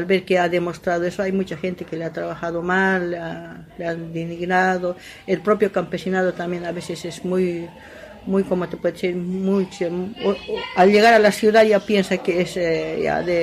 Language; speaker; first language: Spanish; non-native, local second language; Aymara